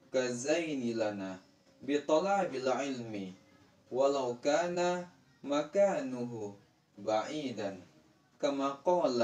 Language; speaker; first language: Arabic; non-native, learner; Indonesian